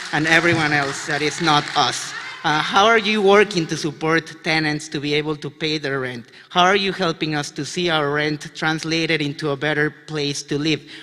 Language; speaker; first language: English; non-native, fluent; Spanish